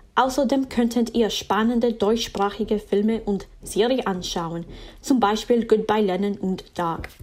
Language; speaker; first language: German; non-native, fluent; English